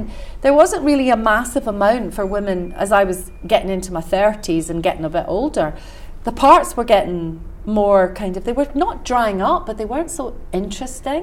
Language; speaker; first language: English; native; English